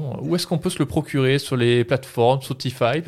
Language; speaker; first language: French; native; French